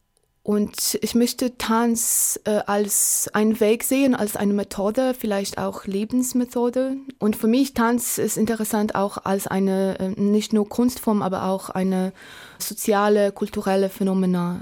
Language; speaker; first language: German; non-native, learner; Polish